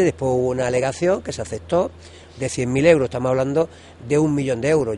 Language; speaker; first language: Spanish; native; Spanish